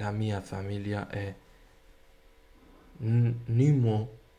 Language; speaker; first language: Italian; non-native, learner; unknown